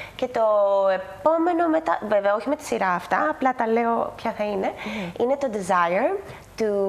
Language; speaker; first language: Greek; early bilingual, other home language; Spanish